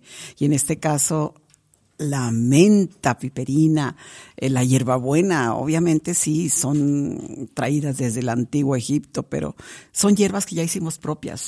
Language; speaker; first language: Spanish; native; Spanish